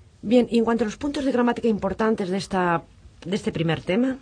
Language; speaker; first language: Spanish; native; Spanish